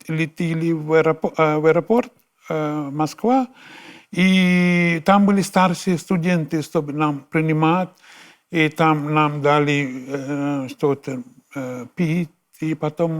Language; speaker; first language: Russian; non-native, fluent; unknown